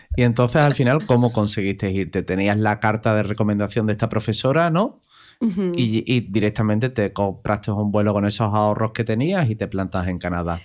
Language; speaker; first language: Spanish; native; Spanish